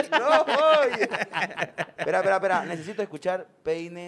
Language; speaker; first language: Spanish; native; Spanish